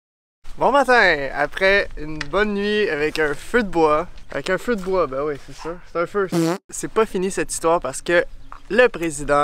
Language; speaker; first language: French; native; French